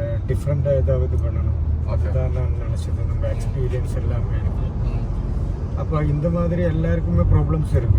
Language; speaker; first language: Tamil; non-native, learner; Malayalam